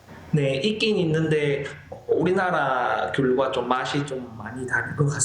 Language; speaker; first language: Korean; native; Korean